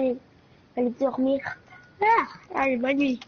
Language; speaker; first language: French; native; French